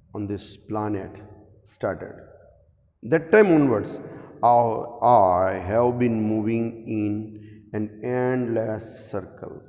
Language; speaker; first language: English; non-native, local second language; Gujarati